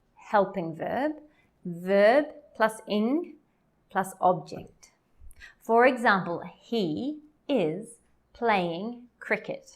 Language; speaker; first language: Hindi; non-native, learner; English